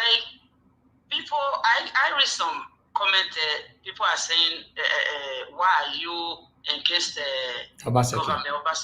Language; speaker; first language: English; non-native, local second language; Bini